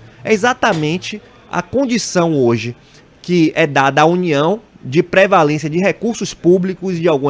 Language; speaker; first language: Portuguese; native; Portuguese